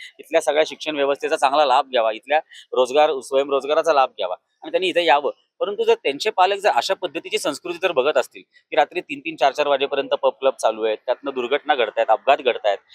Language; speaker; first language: Marathi; native; Marathi